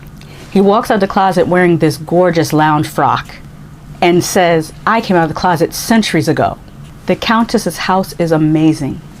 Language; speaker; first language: English; native; English